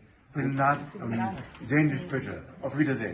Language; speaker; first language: German; non-native, learner; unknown